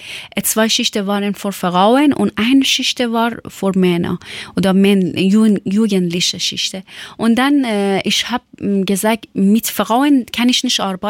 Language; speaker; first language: German; non-native, learner; Persian